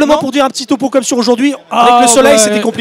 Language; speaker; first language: French; native; French